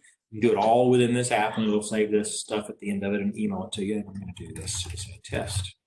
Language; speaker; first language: English; native; English